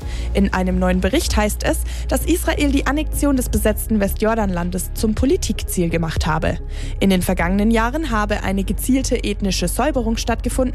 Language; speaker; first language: German; native; German